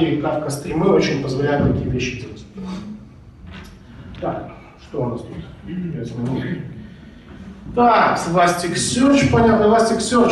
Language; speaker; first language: Russian; native; Russian